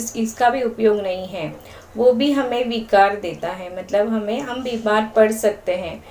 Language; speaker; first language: Hindi; non-native, local second language; Marathi